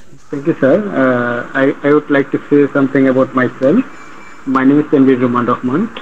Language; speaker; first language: English; non-native, learner; Bangla